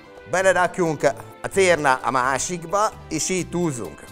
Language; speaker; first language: Hungarian; non-native, fluent; Italian